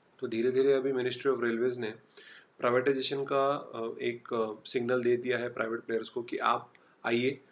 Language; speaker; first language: Hindi; non-native, local second language; Marathi